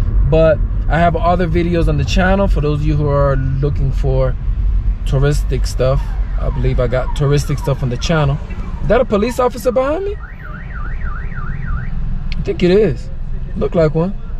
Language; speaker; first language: English; native; English